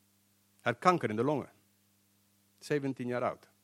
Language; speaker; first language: Dutch; non-native, fluent; English